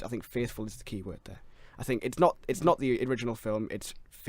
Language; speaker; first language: English; native; English